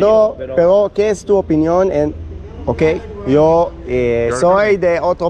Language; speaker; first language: Spanish; non-native, learner; English